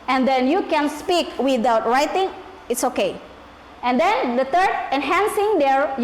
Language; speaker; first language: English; non-native, learner; Indonesian